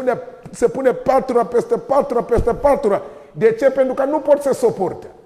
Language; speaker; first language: Romanian; non-native, learner; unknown